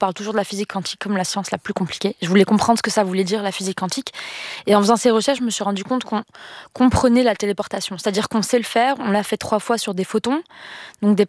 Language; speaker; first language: French; non-native, local second language; Arabic